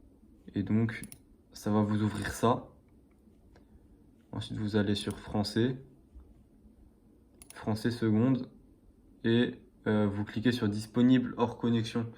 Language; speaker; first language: French; native; French